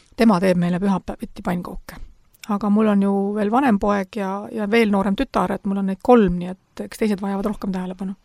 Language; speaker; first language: Estonian; native; Estonian